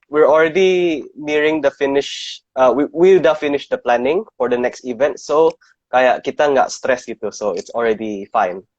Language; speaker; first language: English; non-native, fluent; Indonesian